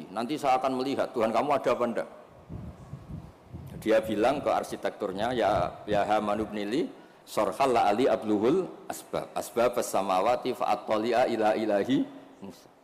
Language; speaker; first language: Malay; non-native, local second language; Javanese